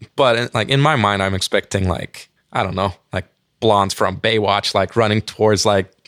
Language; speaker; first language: English; non-native, fluent; Turkish